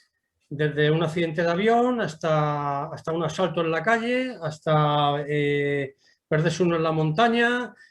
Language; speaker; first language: Spanish; native; Spanish